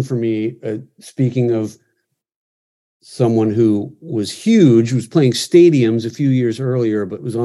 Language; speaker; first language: English; native; English